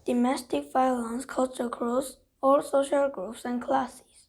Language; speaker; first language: English; non-native, fluent; Korean